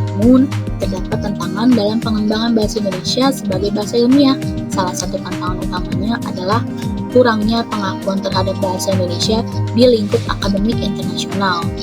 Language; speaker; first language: Indonesian; native; Indonesian